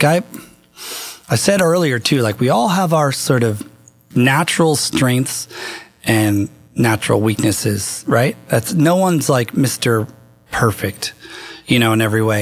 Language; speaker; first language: English; native; English